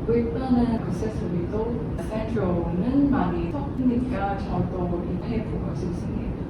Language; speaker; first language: Korean; non-native, learner; Cantonese